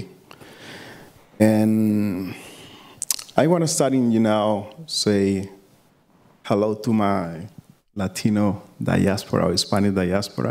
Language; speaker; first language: English; non-native, learner; Spanish